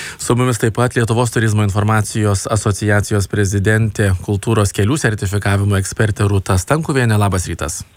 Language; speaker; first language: Lithuanian; native; Lithuanian